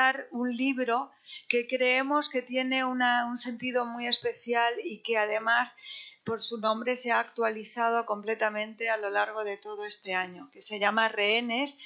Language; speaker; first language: Spanish; native; Spanish